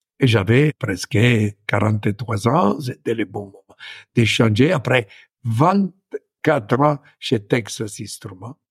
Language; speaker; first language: French; non-native, fluent; Italian